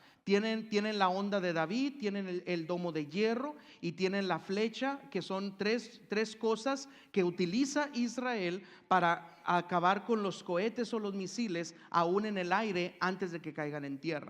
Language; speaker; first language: Spanish; native; Spanish